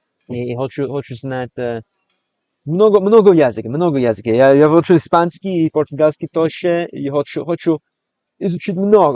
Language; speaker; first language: Russian; non-native, learner; English